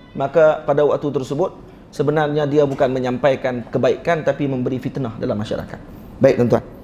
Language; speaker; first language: Malay; native; Malay